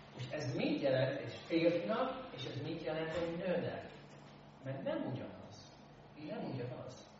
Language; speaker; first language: Hungarian; non-native, fluent; English